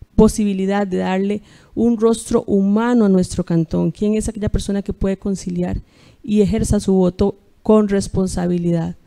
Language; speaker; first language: Spanish; native; Spanish